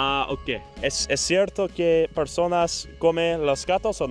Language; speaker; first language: Spanish; non-native, learner; English